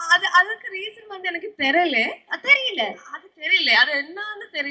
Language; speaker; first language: Tamil; non-native, learner; Malayalam